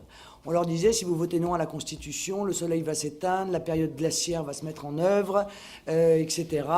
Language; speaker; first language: French; native; French